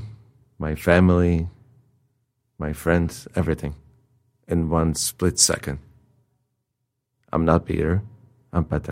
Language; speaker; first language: English; non-native, fluent; Czech